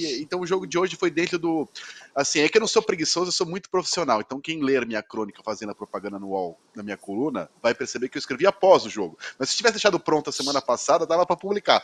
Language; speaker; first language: Portuguese; native; Portuguese